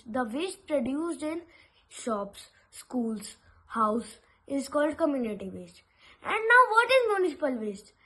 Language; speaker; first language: English; non-native, local second language; Hindi